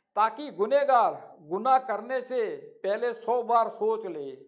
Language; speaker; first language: Hindi; non-native, local second language; Gujarati